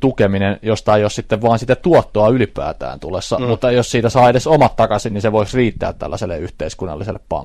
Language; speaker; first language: Finnish; native; Finnish